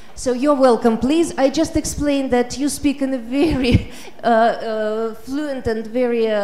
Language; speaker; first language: English; non-native, fluent; Russian